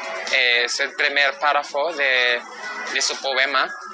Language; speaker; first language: Spanish; non-native, fluent; Filipino